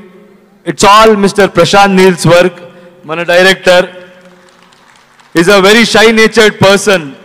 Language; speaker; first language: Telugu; non-native, learner; Kannada